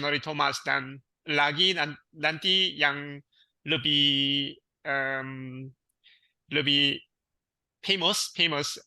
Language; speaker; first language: Indonesian; non-native, learner; Korean